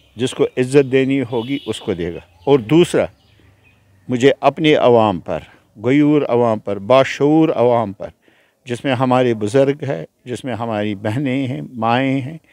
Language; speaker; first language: Hindi; non-native, local second language; Kashmiri